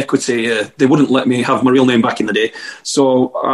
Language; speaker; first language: English; native; English